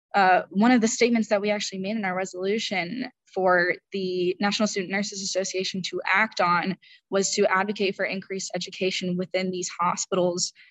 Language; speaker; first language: English; native; English